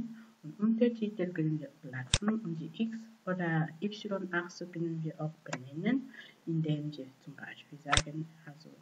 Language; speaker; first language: German; non-native, fluent; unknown